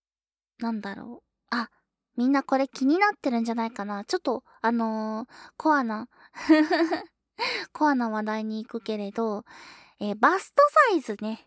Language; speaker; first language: Japanese; native; Japanese